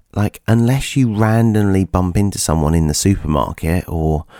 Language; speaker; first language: English; native; English